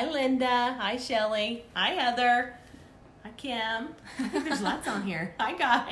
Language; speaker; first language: English; native; English